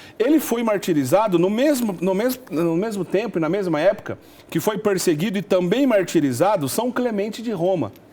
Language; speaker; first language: Portuguese; native; Portuguese